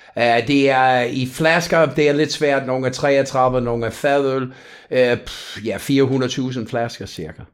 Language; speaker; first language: Danish; non-native, fluent; English